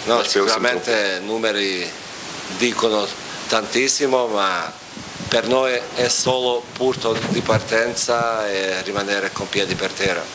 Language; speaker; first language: Italian; non-native, fluent; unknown